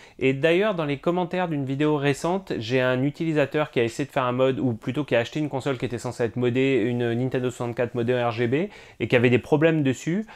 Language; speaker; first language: French; native; French